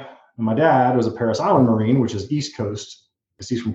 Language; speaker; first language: English; native; English